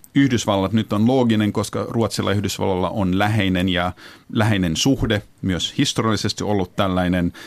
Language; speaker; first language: Finnish; early bilingual, heritage; Finnish